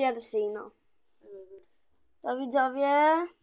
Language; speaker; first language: Danish; early bilingual, other home language; Polish